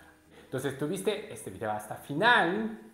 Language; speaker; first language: Spanish; non-native, learner; Japanese